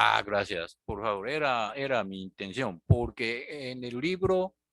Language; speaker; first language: Spanish; non-native, learner; Japanese